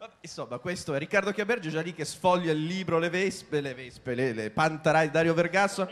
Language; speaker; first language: Italian; native; Italian